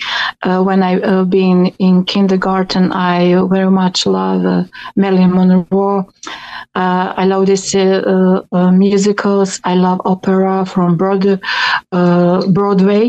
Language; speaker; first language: English; non-native, learner; Croatian